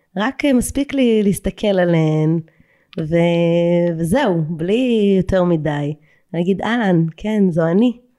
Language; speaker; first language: Hebrew; native; Hebrew